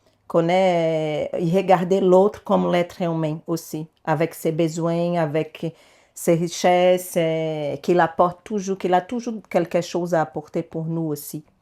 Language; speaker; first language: French; non-native, learner; Portuguese